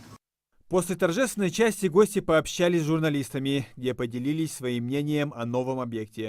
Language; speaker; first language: Russian; native; Russian